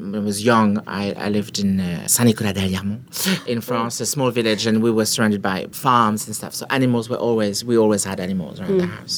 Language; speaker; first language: English; non-native, fluent; French